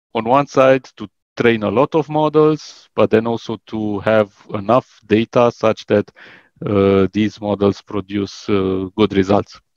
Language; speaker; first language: English; non-native, fluent; Romanian